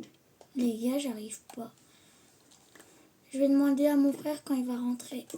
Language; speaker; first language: French; native; French